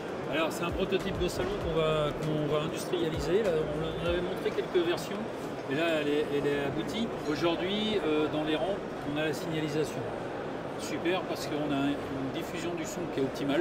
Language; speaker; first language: French; native; French